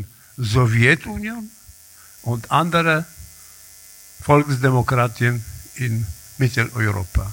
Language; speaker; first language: German; non-native, learner; Polish